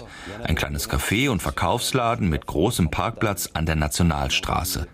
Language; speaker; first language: German; native; German